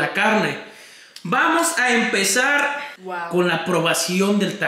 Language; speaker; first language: Spanish; native; Spanish